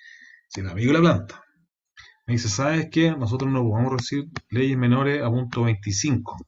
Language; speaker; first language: Spanish; native; Spanish